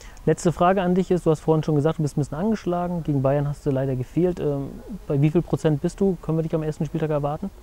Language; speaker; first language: German; native; German